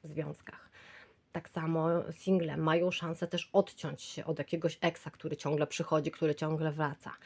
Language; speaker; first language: Polish; native; Polish